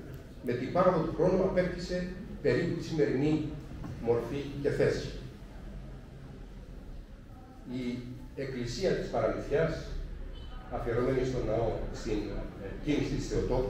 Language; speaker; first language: Greek; native; Greek